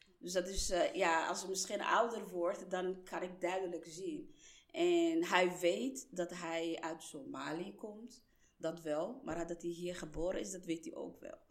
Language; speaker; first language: Dutch; non-native, fluent; Somali